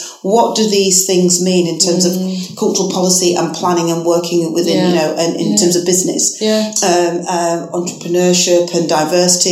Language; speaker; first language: English; native; English